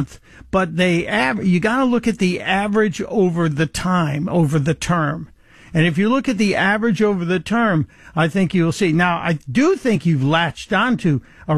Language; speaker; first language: English; native; English